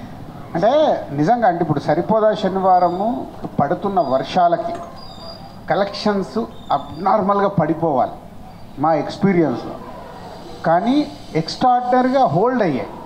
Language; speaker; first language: Telugu; native; Telugu